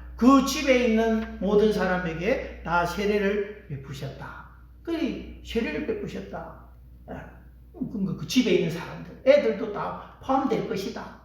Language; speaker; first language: Korean; native; Korean